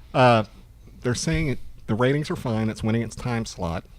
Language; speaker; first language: English; native; English